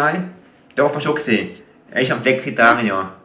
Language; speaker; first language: German; native; German